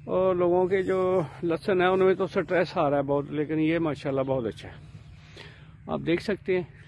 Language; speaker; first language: Urdu; non-native, local second language; Punjabi